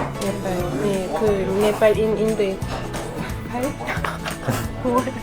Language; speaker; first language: Korean; non-native, fluent; Uzbek